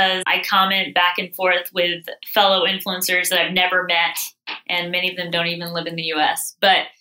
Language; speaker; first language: English; native; English